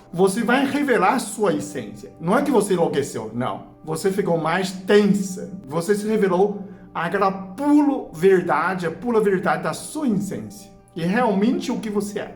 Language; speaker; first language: Portuguese; non-native, fluent; Chinese